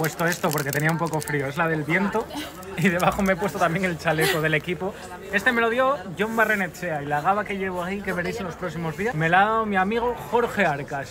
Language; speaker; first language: Spanish; native; Spanish